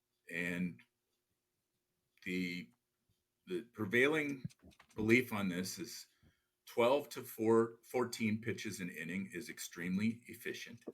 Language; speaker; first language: English; native; English